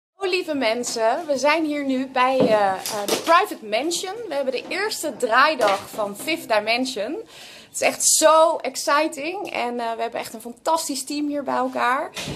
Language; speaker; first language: Dutch; native; Dutch